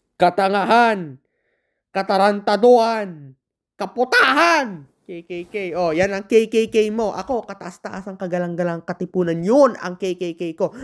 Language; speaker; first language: Filipino; non-native, local second language; Iloko